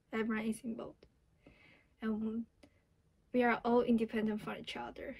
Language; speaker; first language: English; non-native, fluent; Chinese